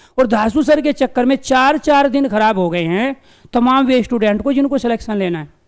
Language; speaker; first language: Hindi; native; Hindi